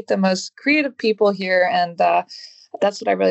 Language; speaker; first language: English; native; English